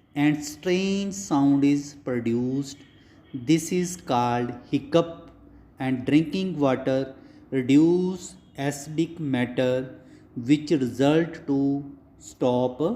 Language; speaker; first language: English; non-native, local second language; Punjabi